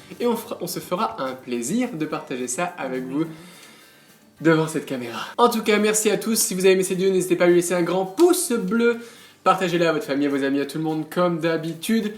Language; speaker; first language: French; native; French